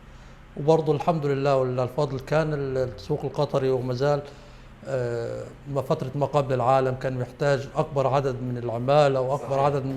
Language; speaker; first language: Arabic; native; Arabic